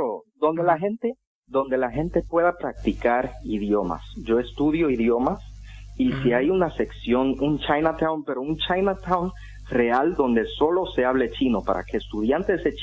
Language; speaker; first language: Spanish; non-native, fluent; English